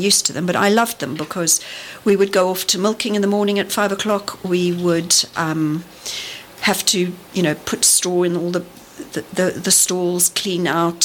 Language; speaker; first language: English; native; English